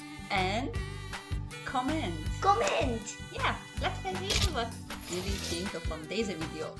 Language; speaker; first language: Dutch; non-native, learner; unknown